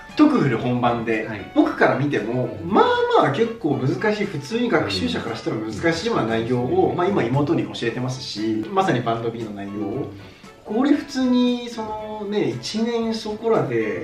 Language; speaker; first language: Japanese; native; Japanese